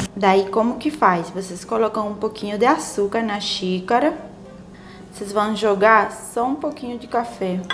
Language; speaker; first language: Portuguese; non-native, fluent; Spanish